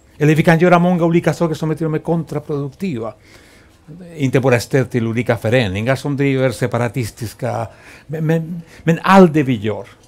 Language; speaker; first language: Swedish; non-native, fluent; Spanish